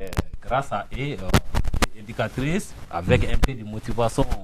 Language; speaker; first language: French; non-native, learner; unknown